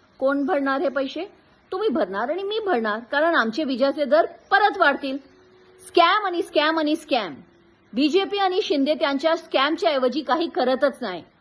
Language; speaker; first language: Marathi; non-native, local second language; Hindi